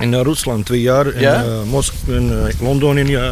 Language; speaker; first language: Dutch; non-native, learner; Bosnian